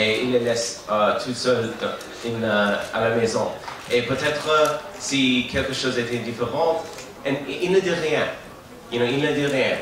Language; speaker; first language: French; non-native, learner; English